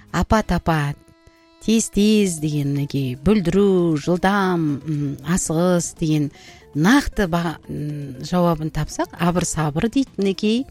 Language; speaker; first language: Kazakh; native; Kazakh